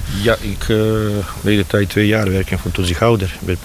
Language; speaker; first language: Dutch; non-native, learner; Bosnian